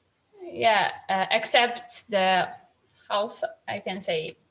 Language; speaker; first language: English; non-native, learner; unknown